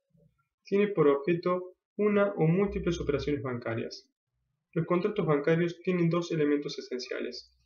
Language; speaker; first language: Spanish; native; Spanish